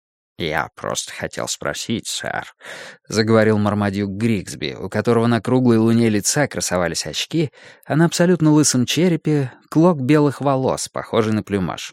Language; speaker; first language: Russian; native; Russian